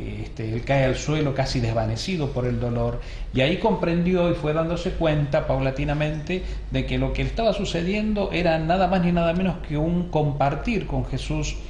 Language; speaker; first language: Spanish; native; Spanish